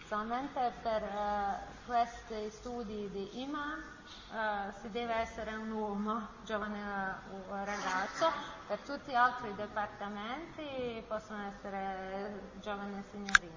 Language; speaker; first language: Italian; non-native, learner; Bosnian